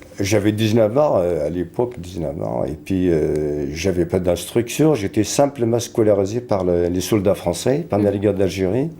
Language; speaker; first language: French; non-native, local second language; Kabyle